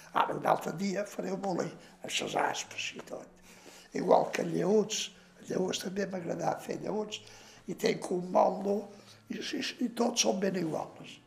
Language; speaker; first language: Catalan; native; Catalan